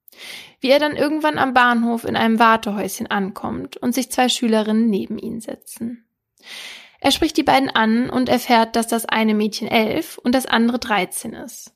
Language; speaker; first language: German; native; German